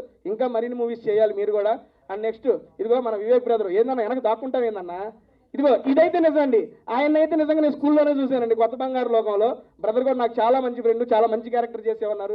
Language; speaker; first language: Telugu; native; Telugu